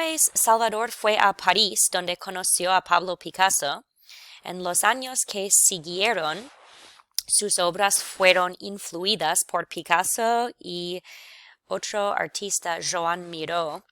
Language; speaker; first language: Spanish; non-native, fluent; English